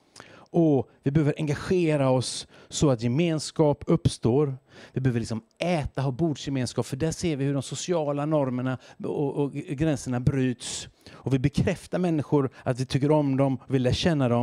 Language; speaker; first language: Swedish; native; Swedish